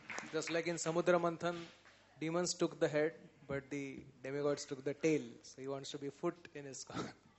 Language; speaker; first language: English; non-native, local second language; Marathi